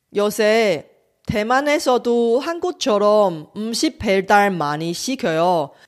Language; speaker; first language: Korean; non-native, fluent; Chinese